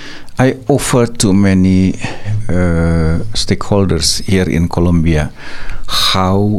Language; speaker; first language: English; non-native, learner; Indonesian